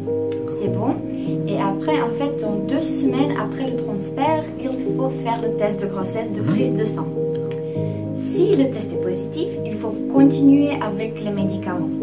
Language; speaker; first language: French; non-native, fluent; Czech